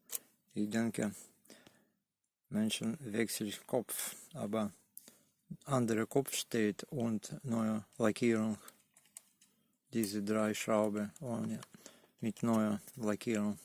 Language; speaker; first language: German; non-native, learner; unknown